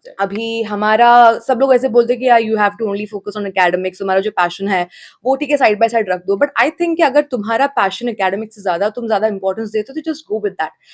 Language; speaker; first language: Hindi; non-native, local second language; Malayalam